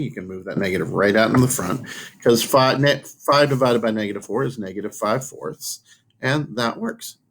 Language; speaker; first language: English; native; English